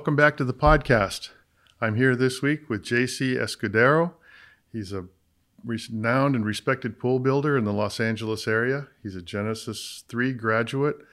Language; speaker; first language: English; native; English